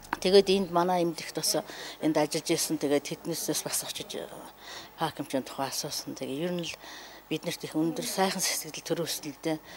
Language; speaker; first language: Mongolian; native; Mongolian